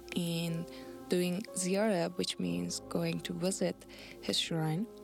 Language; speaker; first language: English; non-native, fluent; Persian